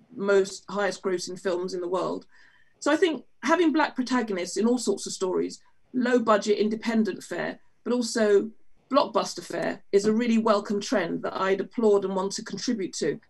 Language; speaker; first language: English; native; English